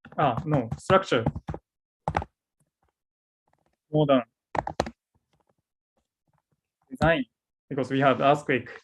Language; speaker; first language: English; non-native, learner; Japanese